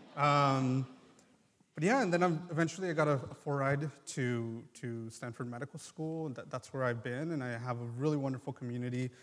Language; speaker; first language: English; early bilingual, other home language; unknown